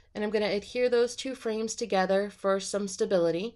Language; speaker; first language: English; native; English